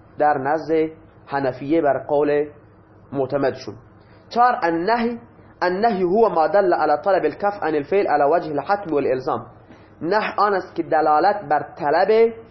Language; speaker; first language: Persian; non-native, local second language; Baluchi